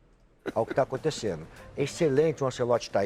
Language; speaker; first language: Portuguese; native; Portuguese